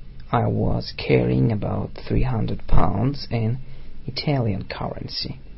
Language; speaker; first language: English; non-native, fluent; Russian